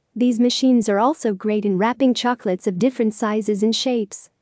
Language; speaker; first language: English; non-native, learner; Arabic